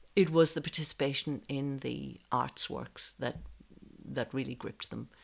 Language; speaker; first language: English; native; English